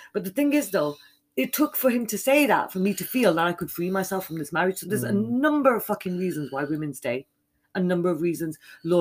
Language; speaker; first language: English; native; English